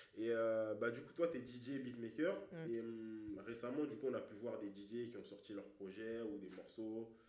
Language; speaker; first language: French; native; French